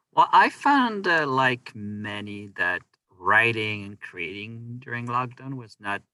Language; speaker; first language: English; non-native, fluent; French